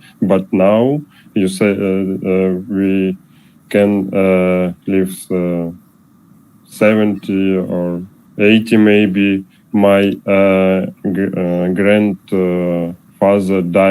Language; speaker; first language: English; non-native, learner; Russian